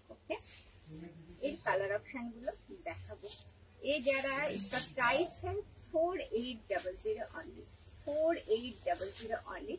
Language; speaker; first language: Hindi; non-native, local second language; Bangla